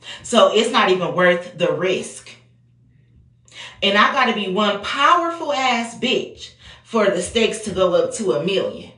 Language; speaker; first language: English; native; English